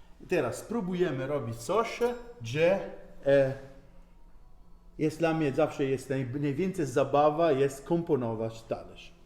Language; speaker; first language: Polish; non-native, learner; Italian